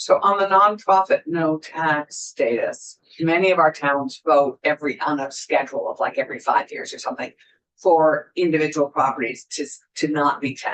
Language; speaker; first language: English; native; English